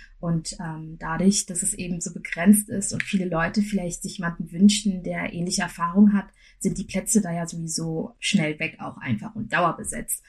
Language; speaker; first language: German; early bilingual, other home language; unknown